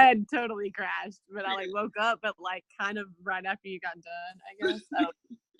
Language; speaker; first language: English; native; English